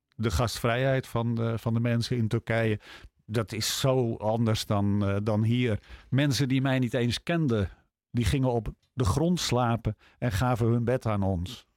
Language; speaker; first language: Dutch; native; Dutch